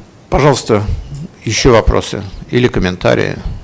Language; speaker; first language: Russian; native; Russian